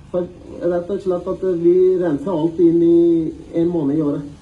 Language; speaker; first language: Norwegian; non-native, fluent; Urdu